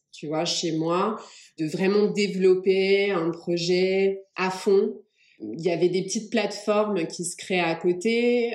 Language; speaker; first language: French; early bilingual, other home language; English